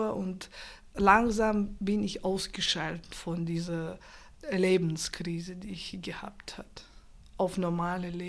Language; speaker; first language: German; non-native, fluent; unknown